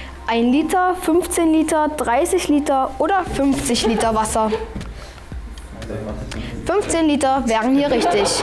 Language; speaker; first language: German; native; German